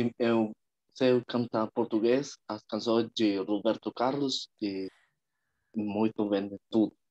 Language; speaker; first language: Portuguese; non-native, learner; Spanish